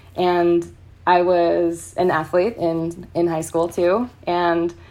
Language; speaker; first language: English; native; English